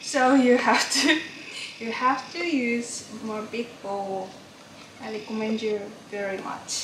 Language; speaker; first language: English; non-native, learner; Japanese